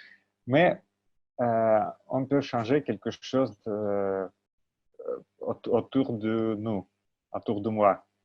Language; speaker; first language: French; non-native, learner; Russian